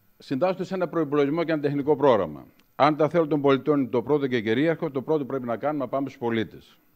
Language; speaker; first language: Greek; native; Greek